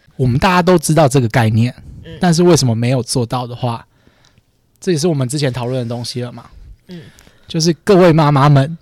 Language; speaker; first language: Chinese; native; Chinese